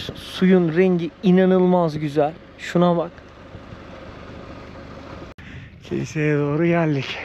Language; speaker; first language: Turkish; native; Turkish